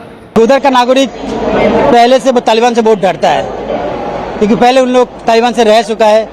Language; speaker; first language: Hindi; non-native, learner; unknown